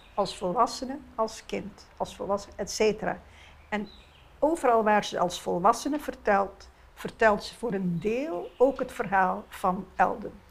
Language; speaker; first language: Dutch; non-native, local second language; Papiamento